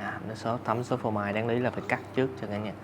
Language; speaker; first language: Vietnamese; native; Vietnamese